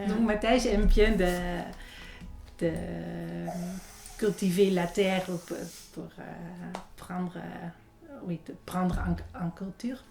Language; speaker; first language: French; non-native, fluent; Dutch